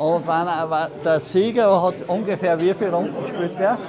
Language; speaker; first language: German; native; German